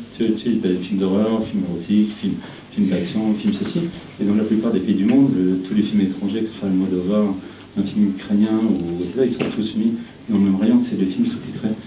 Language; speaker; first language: French; non-native, fluent; Spanish